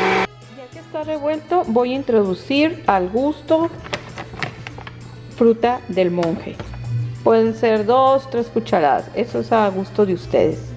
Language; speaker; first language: Spanish; native; Spanish